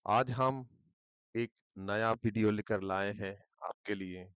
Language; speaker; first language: Hindi; non-native, local second language; Bangla